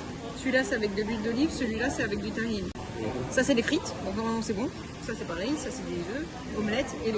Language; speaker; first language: French; native; French